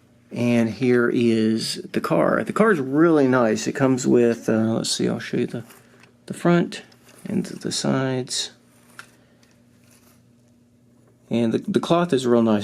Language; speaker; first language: English; native; English